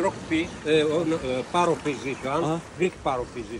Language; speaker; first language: English; non-native, learner; Greek